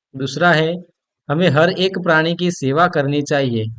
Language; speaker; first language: Hindi; non-native, local second language; Gujarati